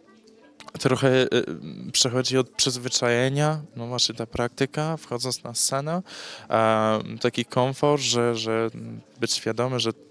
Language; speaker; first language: Polish; early bilingual, heritage; English